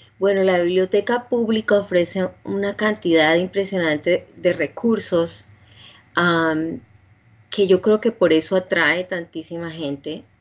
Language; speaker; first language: Spanish; native; Spanish